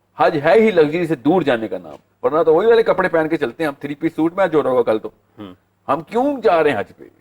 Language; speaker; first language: Urdu; native; Urdu